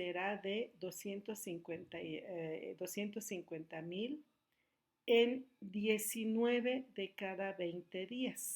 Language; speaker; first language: Spanish; native; Spanish